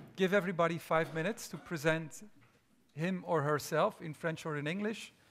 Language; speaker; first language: English; non-native, fluent; Dutch